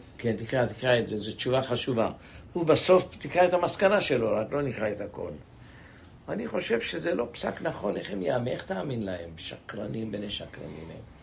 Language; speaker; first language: Hebrew; native; Hebrew